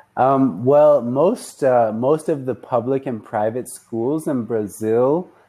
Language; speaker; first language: English; native; English